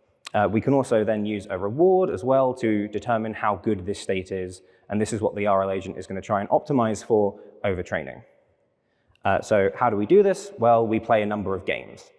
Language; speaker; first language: English; native; English